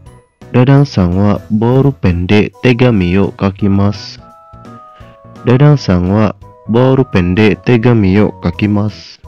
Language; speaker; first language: Japanese; non-native, fluent; Indonesian